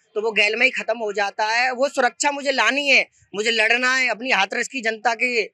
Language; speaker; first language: Hindi; native; Hindi